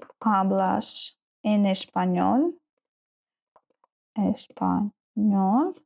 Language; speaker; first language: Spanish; non-native, learner; Ukrainian